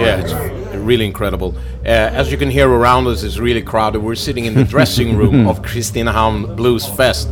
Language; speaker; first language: English; non-native, fluent; Swedish